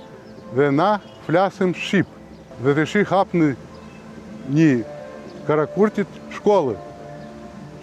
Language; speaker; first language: Albanian; early bilingual, heritage; Albanian